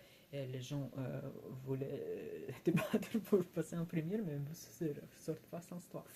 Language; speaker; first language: French; non-native, learner; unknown